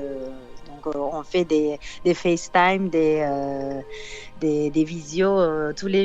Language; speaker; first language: French; non-native, fluent; Turkish